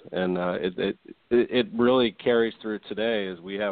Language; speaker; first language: English; native; English